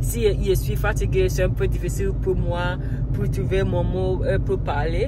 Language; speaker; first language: French; non-native, learner; Akan